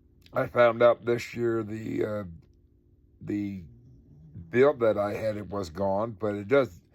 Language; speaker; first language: English; native; English